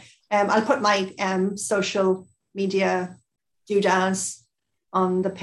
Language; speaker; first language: English; native; English